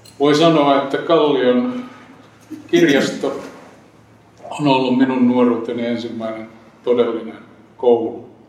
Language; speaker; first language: Finnish; native; Finnish